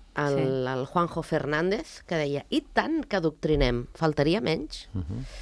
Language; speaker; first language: Catalan; native; Catalan